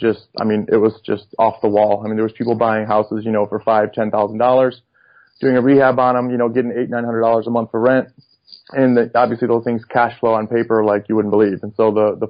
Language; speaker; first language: English; native; English